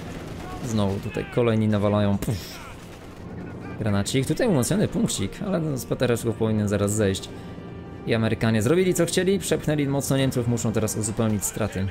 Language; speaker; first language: Polish; native; Polish